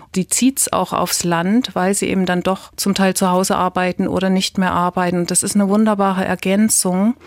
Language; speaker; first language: German; native; German